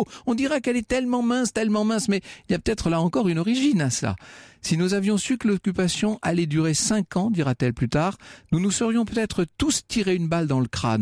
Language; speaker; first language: French; native; French